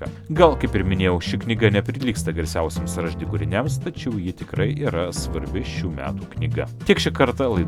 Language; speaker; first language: Lithuanian; native; Lithuanian